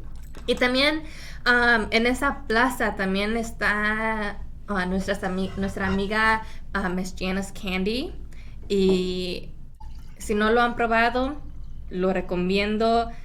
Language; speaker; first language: Spanish; early bilingual, heritage; Spanish